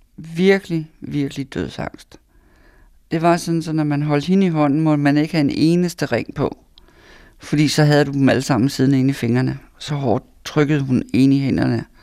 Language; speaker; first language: Danish; native; Danish